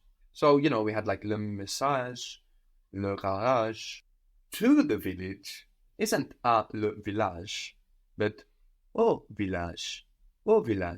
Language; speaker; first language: French; non-native, fluent; English